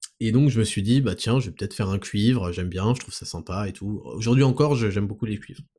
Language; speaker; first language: French; native; French